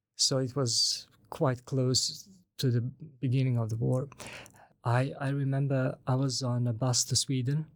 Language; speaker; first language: English; non-native, fluent; Bosnian